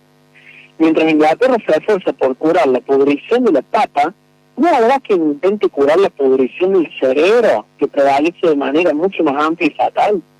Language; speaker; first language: Spanish; native; Spanish